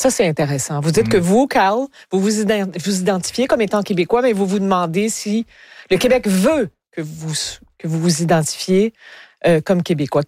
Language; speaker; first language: French; native; French